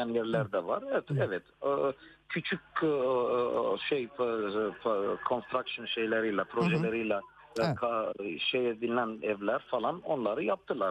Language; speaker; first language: Turkish; non-native, fluent; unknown